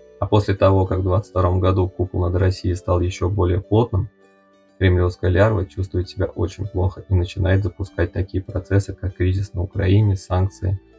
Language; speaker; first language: Russian; native; Russian